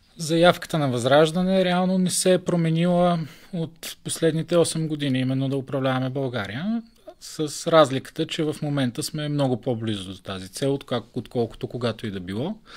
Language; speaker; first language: Bulgarian; native; Bulgarian